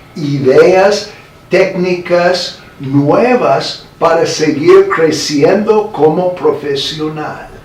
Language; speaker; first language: Spanish; non-native, fluent; English